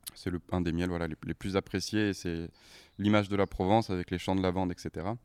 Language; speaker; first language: French; native; French